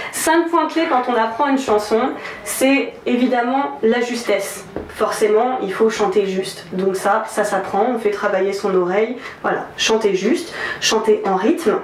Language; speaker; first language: French; native; French